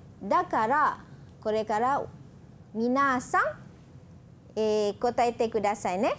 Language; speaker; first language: Japanese; non-native, fluent; Malay